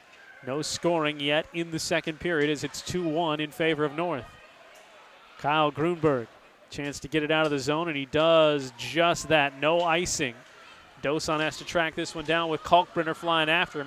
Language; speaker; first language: English; native; English